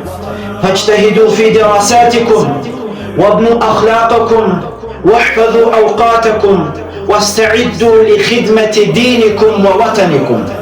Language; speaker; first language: Arabic; non-native, learner; Urdu